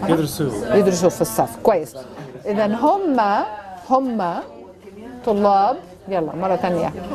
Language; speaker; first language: Arabic; non-native, fluent; English